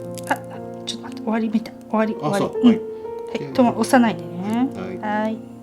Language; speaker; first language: Japanese; native; Japanese